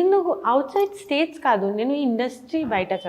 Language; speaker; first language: Telugu; non-native, learner; Bangla